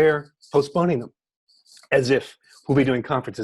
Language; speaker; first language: English; native; English